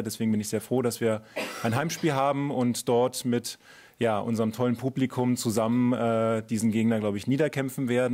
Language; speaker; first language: German; native; German